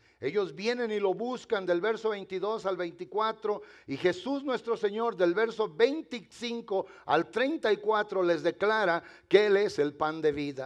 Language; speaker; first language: Spanish; native; Spanish